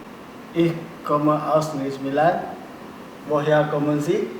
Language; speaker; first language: German; non-native, learner; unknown